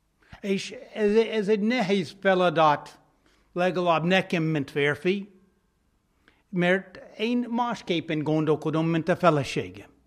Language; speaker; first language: Hungarian; non-native, fluent; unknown